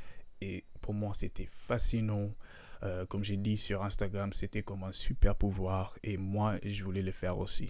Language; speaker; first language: French; non-native, fluent; English